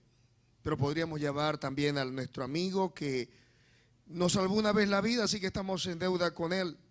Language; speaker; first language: Spanish; native; Spanish